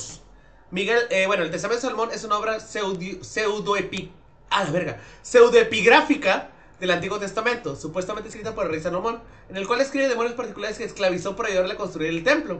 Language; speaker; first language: Spanish; native; Spanish